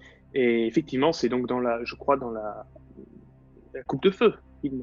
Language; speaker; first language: French; native; French